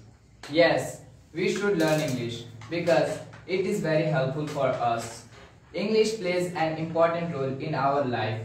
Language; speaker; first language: English; non-native, learner; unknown